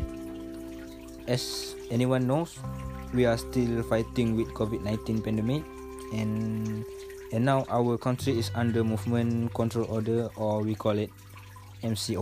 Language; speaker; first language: English; non-native, local second language; Malay